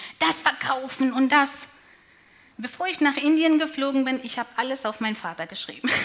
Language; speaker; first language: German; non-native, fluent; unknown